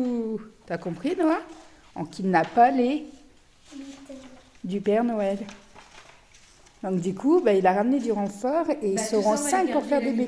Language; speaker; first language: French; native; French